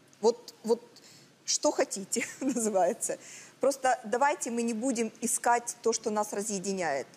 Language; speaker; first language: Russian; native; Russian